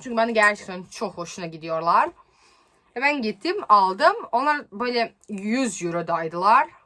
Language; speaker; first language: Turkish; non-native, learner; Serbian